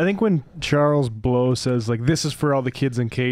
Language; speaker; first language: English; native; English